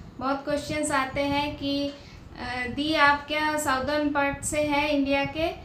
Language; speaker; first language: Hindi; non-native, local second language; Bangla